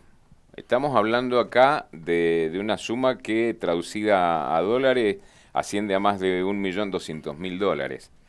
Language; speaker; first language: Spanish; native; Spanish